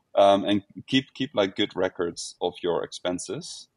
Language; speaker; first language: English; non-native, fluent; Dutch